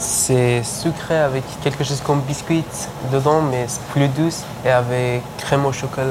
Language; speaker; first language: French; non-native, learner; Persian